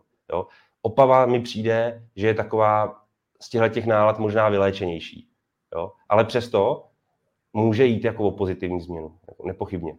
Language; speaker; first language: Czech; native; Czech